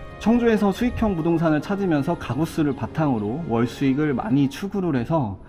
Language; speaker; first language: Korean; native; Korean